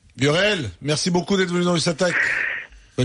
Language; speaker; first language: French; native; French